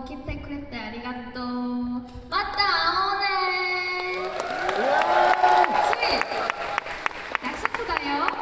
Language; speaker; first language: Japanese; non-native, learner; Korean